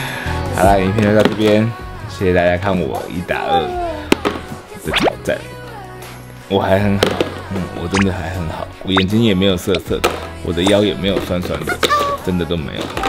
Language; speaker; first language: Chinese; native; Chinese